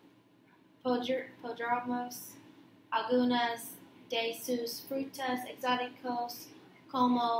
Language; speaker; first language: Spanish; non-native, learner; English